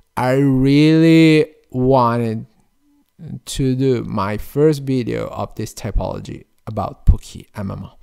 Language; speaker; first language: English; non-native, fluent; Italian